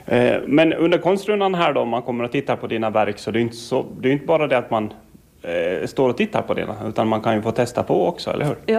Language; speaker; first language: Swedish; native; Swedish